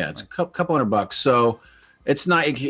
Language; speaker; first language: English; native; English